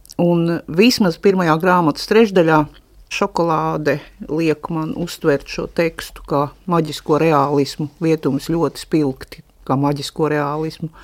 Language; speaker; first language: Latvian; native; Latvian